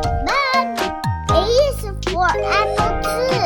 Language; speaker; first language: English; non-native, learner; Indonesian